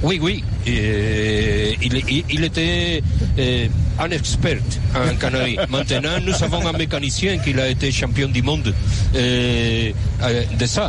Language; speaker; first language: French; non-native, fluent; Spanish